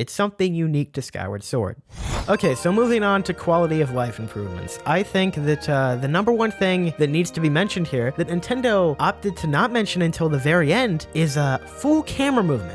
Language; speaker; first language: English; native; English